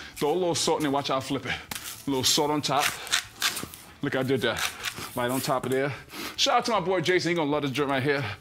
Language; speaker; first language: English; native; English